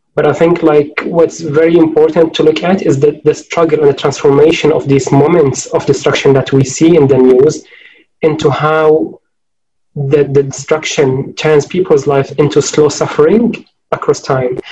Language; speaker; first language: English; non-native, fluent; Arabic